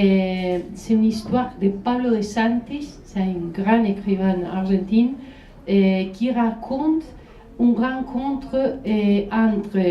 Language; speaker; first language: French; non-native, fluent; Spanish